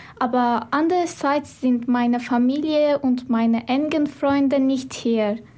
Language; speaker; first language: German; non-native, fluent; Turkish